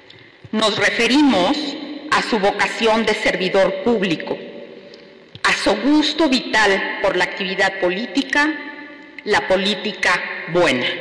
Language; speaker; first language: Spanish; native; Spanish